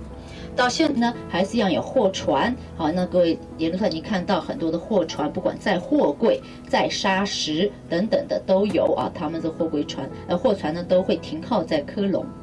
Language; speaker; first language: Chinese; native; Chinese